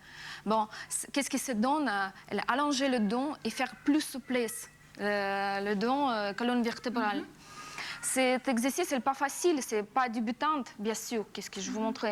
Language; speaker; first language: French; non-native, learner; Russian